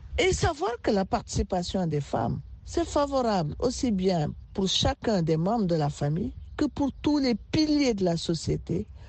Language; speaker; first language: French; non-native, local second language; Wolof